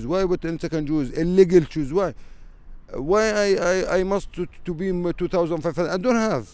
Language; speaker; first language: English; non-native, learner; Arabic